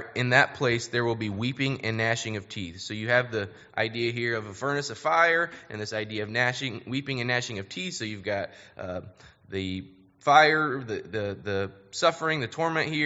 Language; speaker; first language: English; native; English